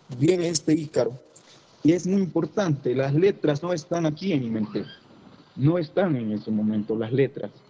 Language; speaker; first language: Spanish; non-native, local second language; Shipibo-Conibo